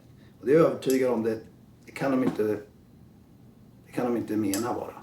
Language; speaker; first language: Swedish; native; Swedish